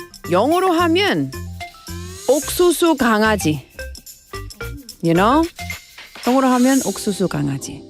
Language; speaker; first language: Korean; non-native, learner; English